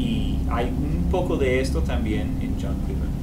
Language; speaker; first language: Spanish; non-native, fluent; English